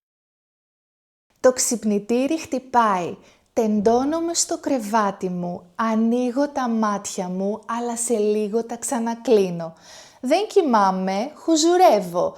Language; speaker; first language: Greek; native; Greek